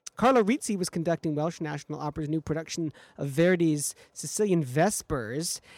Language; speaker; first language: English; native; English